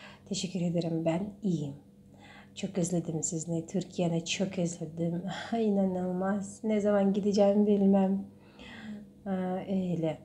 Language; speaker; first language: Turkish; non-native, learner; Russian